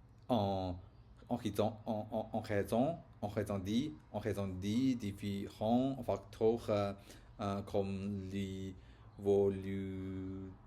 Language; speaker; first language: French; non-native, learner; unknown